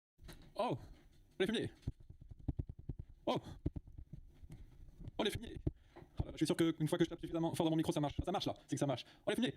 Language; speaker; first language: French; native; French